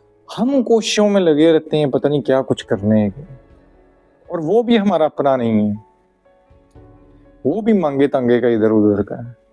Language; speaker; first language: Hindi; non-native, local second language; Punjabi